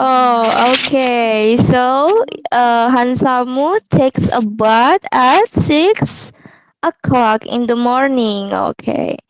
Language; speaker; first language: English; non-native, fluent; Indonesian